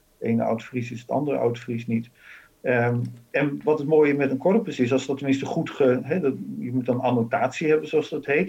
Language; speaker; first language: Dutch; native; Dutch